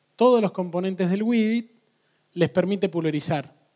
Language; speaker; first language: Spanish; native; Spanish